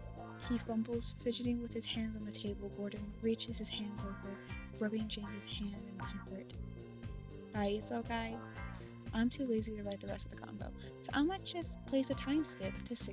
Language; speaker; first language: English; native; English